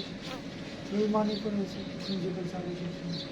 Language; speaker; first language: Korean; non-native, learner; Punjabi